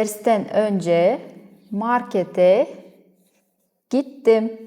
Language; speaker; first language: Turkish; non-native, learner; Kazakh